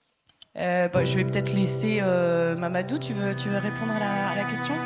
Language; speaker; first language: French; native; French